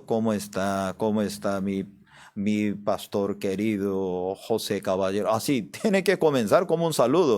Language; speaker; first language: Spanish; non-native, fluent; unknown